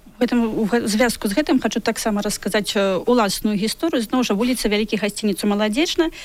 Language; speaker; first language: Belarusian; native; Belarusian